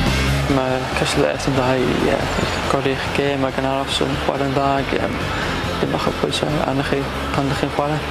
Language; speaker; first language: Welsh; non-native, local second language; English